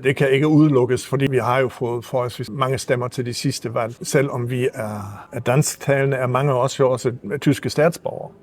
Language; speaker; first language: Danish; early bilingual, heritage; Danish